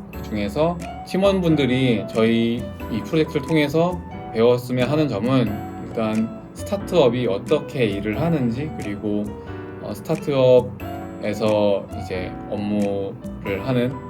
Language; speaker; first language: Korean; native; Korean